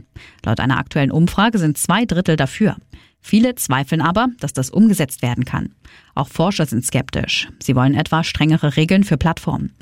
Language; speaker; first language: German; native; German